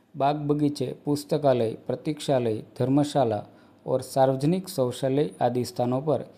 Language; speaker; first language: Hindi; non-native, local second language; Gujarati